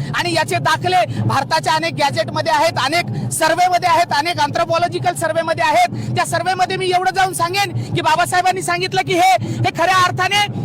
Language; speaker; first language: Marathi; non-native, local second language; Lambadi